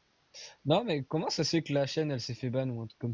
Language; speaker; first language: French; native; French